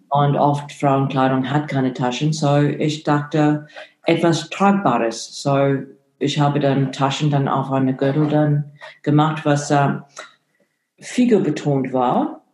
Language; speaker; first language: German; non-native, fluent; English